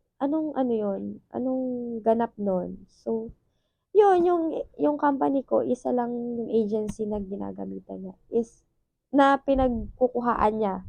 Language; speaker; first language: Filipino; native; Filipino